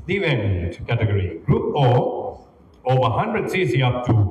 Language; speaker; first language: English; non-native, local second language; Sinhala